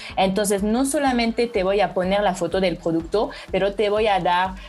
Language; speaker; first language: Spanish; non-native, fluent; French